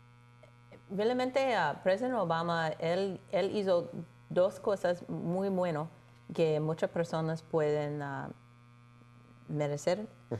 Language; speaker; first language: Spanish; non-native, fluent; English